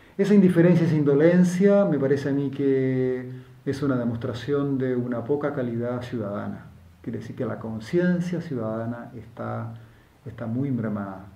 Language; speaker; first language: Spanish; native; Spanish